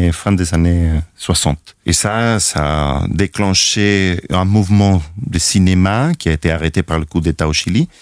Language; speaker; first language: French; non-native, fluent; Spanish